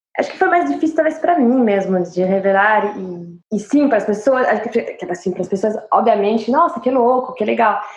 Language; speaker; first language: Portuguese; non-native, fluent; French